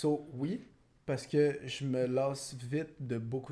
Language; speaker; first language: French; native; French